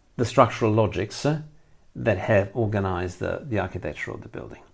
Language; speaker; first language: English; non-native, fluent; Italian